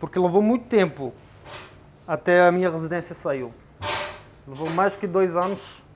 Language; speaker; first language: Portuguese; non-native, fluent; Arabic